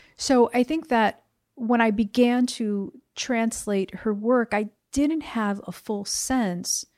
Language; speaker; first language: English; early bilingual, other home language; Spanish